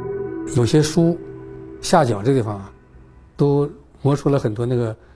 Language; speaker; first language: Chinese; native; Chinese